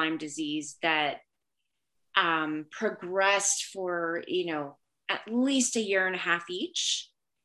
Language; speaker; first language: English; early bilingual, other home language; Spanish